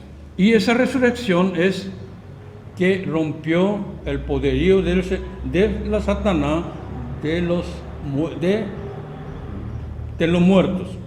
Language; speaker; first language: Spanish; non-native, fluent; Korean